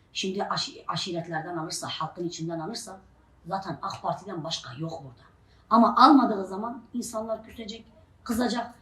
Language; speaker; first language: Turkish; non-native, local second language; Arabic